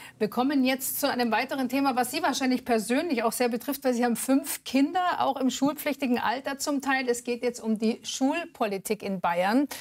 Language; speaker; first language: German; native; German